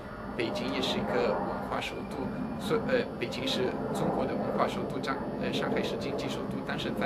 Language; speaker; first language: Chinese; non-native, fluent; Italian